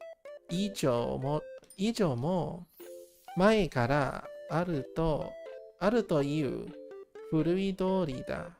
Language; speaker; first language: Japanese; non-native, learner; English